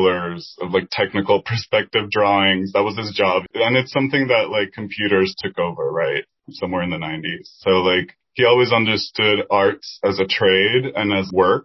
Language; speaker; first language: English; non-native, fluent; Spanish